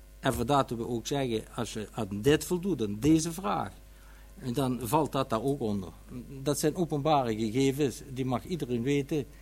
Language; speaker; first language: Dutch; native; Dutch